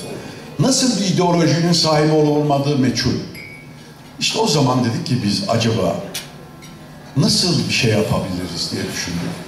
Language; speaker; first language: Turkish; native; Turkish